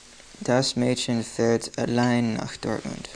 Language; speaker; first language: German; non-native, learner; English